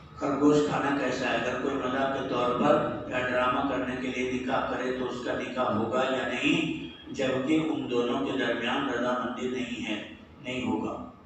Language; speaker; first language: Urdu; native; Urdu